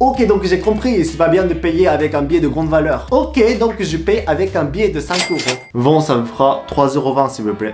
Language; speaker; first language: French; non-native, fluent; Japanese